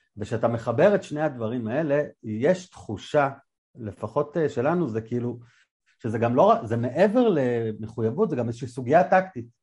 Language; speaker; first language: Hebrew; native; Hebrew